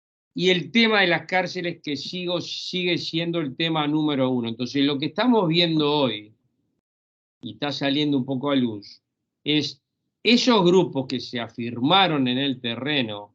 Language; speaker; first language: Spanish; native; Spanish